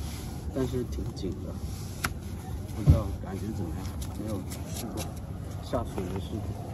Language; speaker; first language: Chinese; native; Chinese